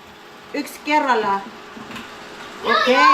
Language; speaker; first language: Finnish; non-native, learner; Filipino